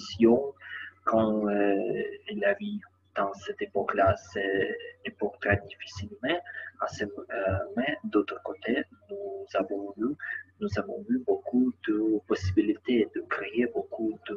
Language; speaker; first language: French; non-native, learner; Ukrainian